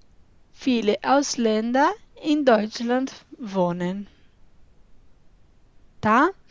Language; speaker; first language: German; non-native, fluent; Portuguese